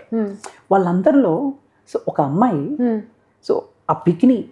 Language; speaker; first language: Telugu; native; Telugu